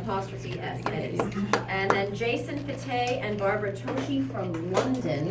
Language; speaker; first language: English; native; English